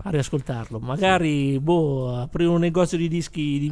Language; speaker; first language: Italian; native; Italian